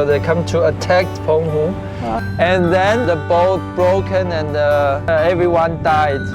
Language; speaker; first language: English; non-native, learner; Chinese